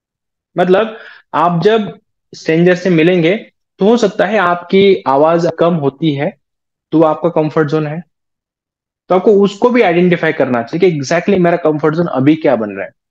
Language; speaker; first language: Hindi; native; Hindi